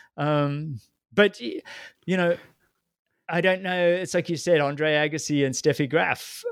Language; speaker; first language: English; native; English